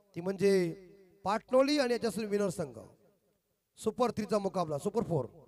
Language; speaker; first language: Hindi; non-native, local second language; Marathi